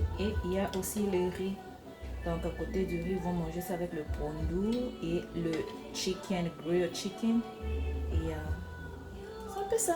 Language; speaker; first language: French; non-native, local second language; Lingala